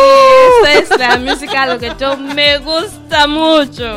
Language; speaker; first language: Spanish; non-native, learner; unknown